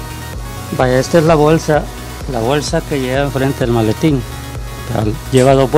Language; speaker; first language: Spanish; native; Spanish